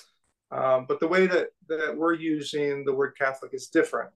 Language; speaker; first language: English; native; English